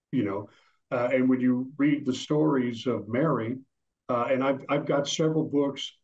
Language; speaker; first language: English; native; English